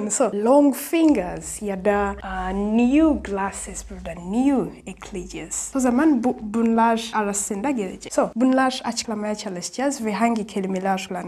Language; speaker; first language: Turkish; non-native, learner; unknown